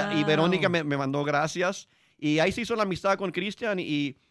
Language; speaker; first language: Spanish; early bilingual, heritage; Spanish